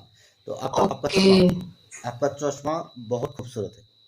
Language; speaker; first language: Hindi; non-native, learner; Bangla